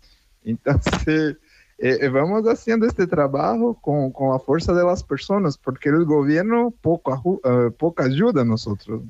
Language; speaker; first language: Spanish; non-native, fluent; Portuguese